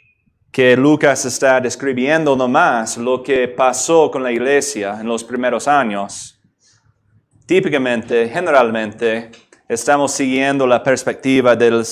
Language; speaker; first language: Spanish; non-native, fluent; English